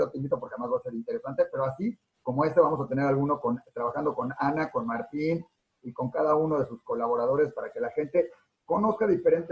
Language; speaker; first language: Spanish; native; Spanish